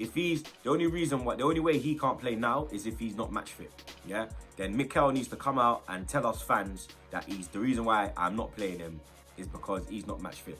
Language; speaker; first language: English; native; English